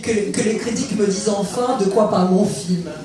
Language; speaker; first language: French; native; French